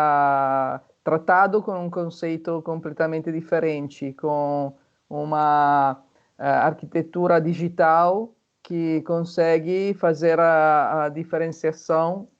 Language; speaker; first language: Portuguese; non-native, fluent; Italian